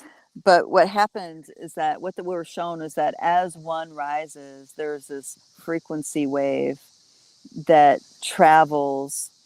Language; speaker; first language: English; native; English